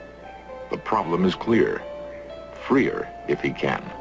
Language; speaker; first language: English; native; English